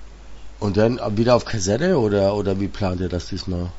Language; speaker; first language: German; native; German